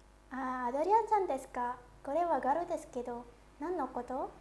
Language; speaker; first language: Japanese; non-native, learner; Indonesian